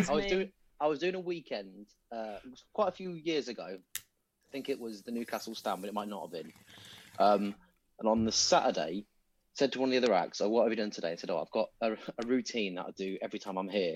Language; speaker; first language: English; native; English